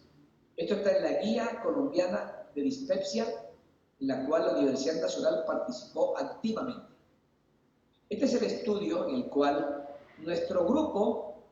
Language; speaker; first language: Spanish; native; Spanish